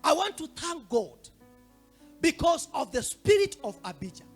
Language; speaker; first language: English; non-native, local second language; Swahili